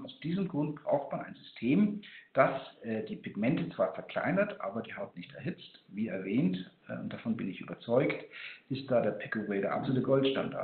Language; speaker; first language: German; native; German